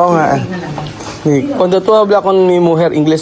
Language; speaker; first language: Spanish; non-native, learner; Filipino